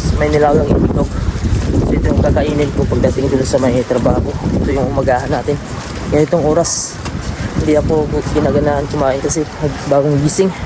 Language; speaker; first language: Filipino; non-native, local second language; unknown